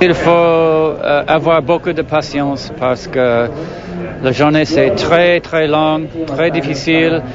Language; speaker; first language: French; non-native, learner; English